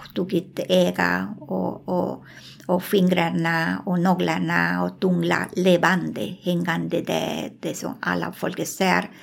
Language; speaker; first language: Swedish; non-native, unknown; Spanish